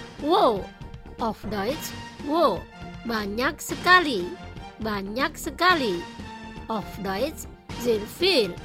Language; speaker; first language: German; non-native, fluent; Indonesian